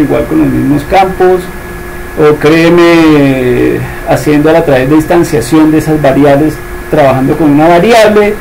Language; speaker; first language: Spanish; native; Spanish